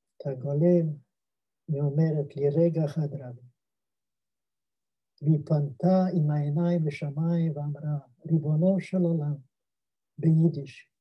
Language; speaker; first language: Hebrew; non-native, fluent; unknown